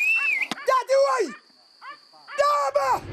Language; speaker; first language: Romanian; native; Romanian